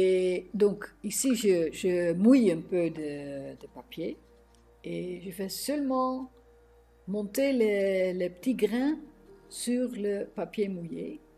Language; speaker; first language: French; non-native, fluent; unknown